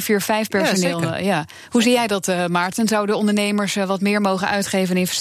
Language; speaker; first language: Dutch; native; Dutch